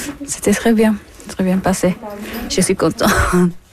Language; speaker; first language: French; non-native, learner; Persian